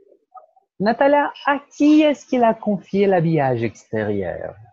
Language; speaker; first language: French; non-native, fluent; Portuguese